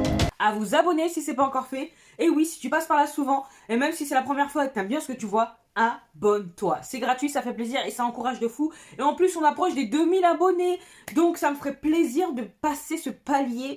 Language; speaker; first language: French; native; French